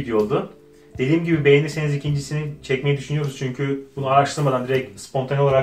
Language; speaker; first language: Turkish; native; Turkish